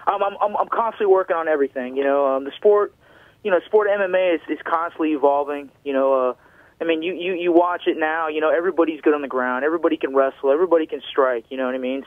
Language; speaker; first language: English; native; English